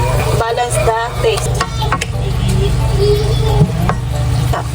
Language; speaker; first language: English; non-native, local second language; Cebuano